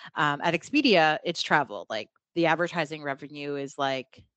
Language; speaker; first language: English; native; English